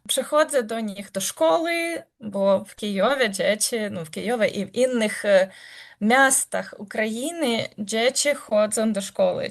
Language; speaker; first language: Polish; non-native, learner; Ukrainian